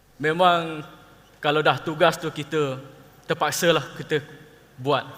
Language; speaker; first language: Malay; non-native, local second language; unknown